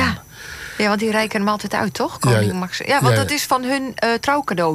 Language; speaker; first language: Dutch; native; Dutch